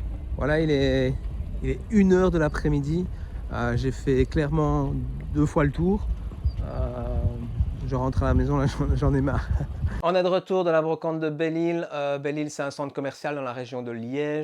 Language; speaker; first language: French; native; French